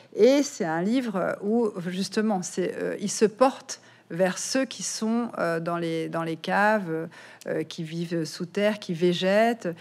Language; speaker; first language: French; native; French